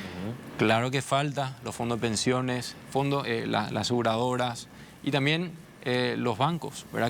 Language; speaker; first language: Spanish; native; Spanish